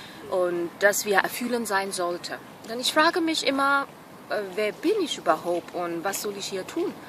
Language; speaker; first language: German; non-native, fluent; Burmese